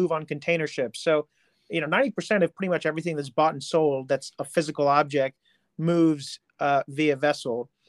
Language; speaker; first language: English; non-native, local second language; Hindi